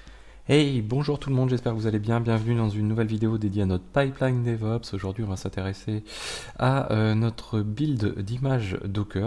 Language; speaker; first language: French; native; French